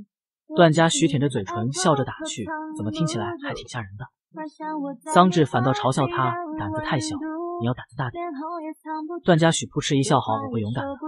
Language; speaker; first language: Chinese; native; Chinese